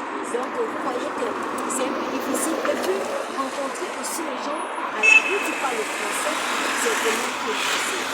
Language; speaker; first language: French; non-native, fluent; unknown